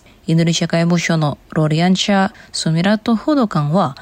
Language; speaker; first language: Japanese; non-native, fluent; Indonesian